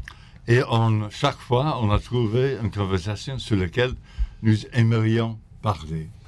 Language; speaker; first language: French; non-native, fluent; English